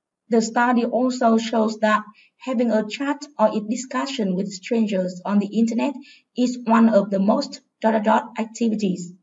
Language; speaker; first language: English; non-native, fluent; Vietnamese